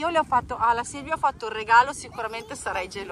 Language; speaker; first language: Italian; native; Italian